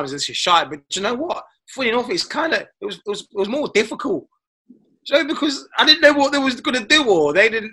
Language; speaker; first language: English; native; English